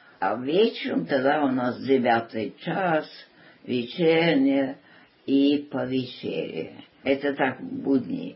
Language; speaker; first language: Russian; early bilingual, heritage; Russian